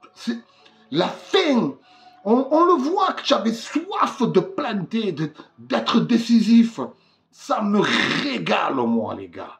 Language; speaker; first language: French; native; French